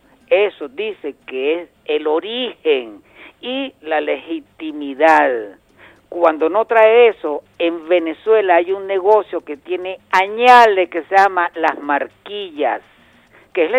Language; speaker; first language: Spanish; native; Spanish